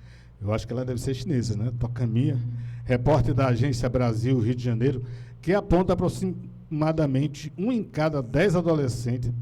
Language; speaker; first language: Portuguese; native; Portuguese